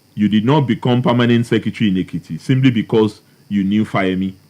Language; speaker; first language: English; non-native, local second language; Yoruba